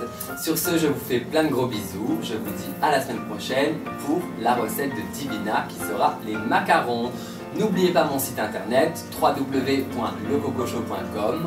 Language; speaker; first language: French; native; French